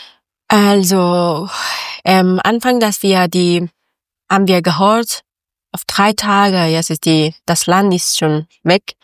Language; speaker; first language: German; non-native, learner; Persian